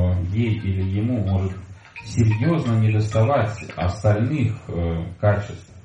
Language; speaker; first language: Russian; native; Russian